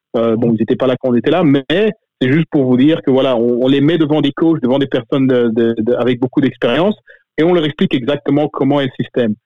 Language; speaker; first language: French; native; French